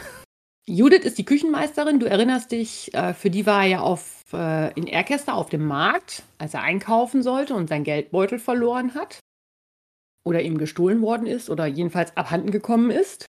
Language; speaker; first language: German; native; German